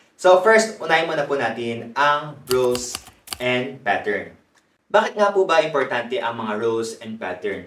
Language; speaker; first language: Filipino; non-native, fluent; Korean